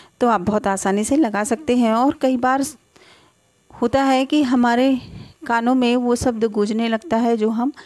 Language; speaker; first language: Hindi; native; Hindi